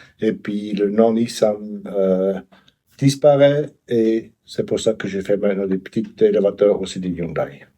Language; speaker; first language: French; non-native, local second language; Swiss German